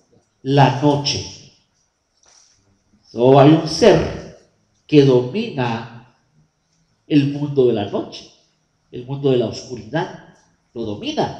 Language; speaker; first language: Spanish; native; Spanish